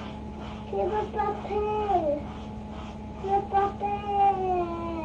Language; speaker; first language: Spanish; early bilingual, heritage; Spanish